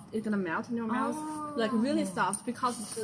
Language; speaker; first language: English; non-native, fluent; Chinese